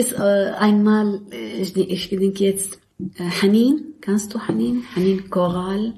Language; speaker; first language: German; non-native, learner; Arabic